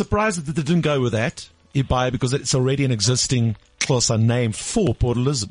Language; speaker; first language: English; native; English